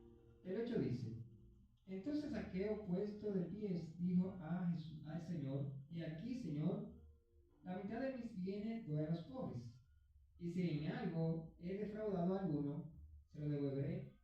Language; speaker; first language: Spanish; native; Spanish